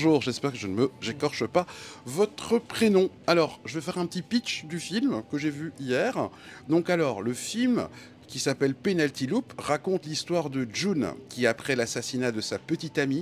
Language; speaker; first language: French; native; French